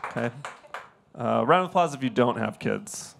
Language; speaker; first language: English; native; English